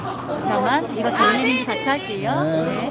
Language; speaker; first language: Korean; native; Korean